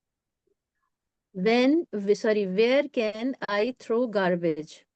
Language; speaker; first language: English; non-native, local second language; Hindi